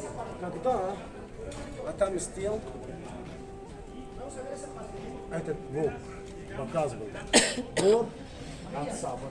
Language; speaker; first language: Russian; non-native, learner; Arabic